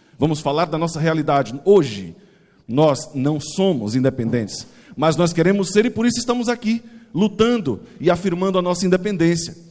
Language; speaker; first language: Portuguese; native; Portuguese